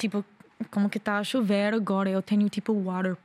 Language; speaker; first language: Portuguese; non-native, learner; English